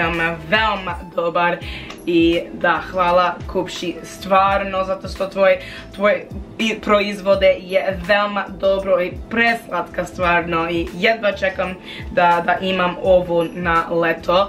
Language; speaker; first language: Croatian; non-native, learner; English